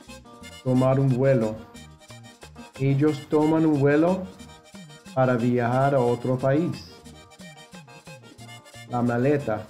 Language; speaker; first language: Spanish; non-native, fluent; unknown